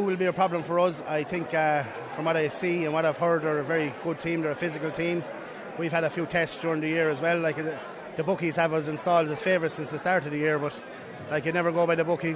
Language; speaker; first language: English; native; English